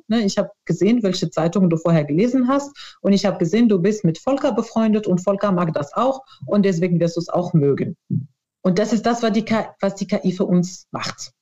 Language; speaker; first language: German; non-native, fluent; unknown